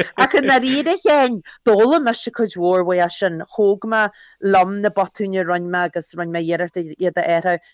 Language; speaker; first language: Irish; early bilingual, other home language; English